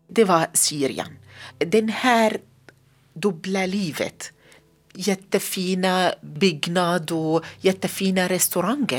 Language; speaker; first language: Swedish; non-native, learner; Arabic